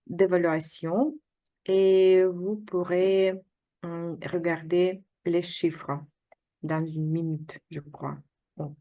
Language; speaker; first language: French; non-native, fluent; Russian